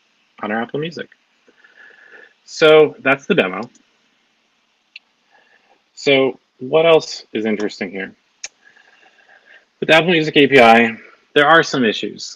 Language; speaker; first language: English; native; English